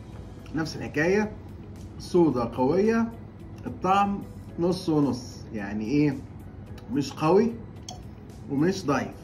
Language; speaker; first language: Arabic; native; Arabic